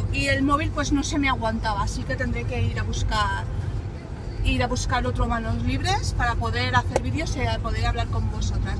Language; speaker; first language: Spanish; native; Spanish